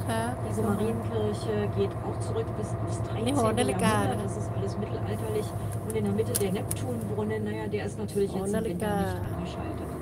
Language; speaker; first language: German; native; German